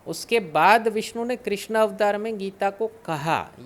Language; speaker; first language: Hindi; non-native, local second language; Gujarati